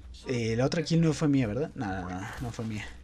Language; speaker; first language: Spanish; native; Spanish